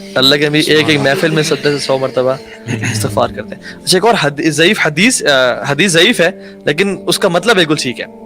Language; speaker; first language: Urdu; early bilingual, heritage; Urdu